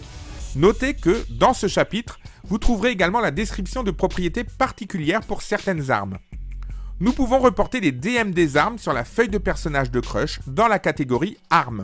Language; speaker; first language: French; native; French